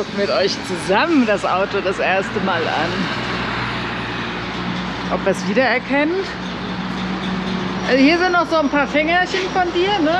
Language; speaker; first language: German; native; German